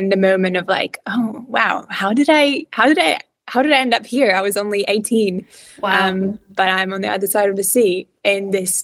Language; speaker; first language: English; non-native, fluent; Latvian